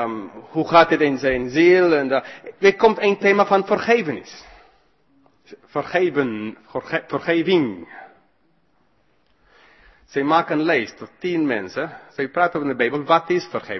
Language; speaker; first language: Dutch; non-native, fluent; English